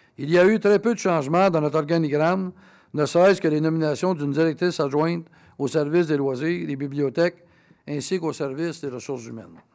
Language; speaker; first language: French; native; French